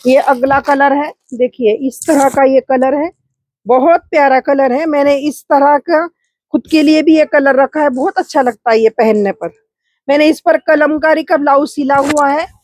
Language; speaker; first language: Hindi; non-native, local second language; Marathi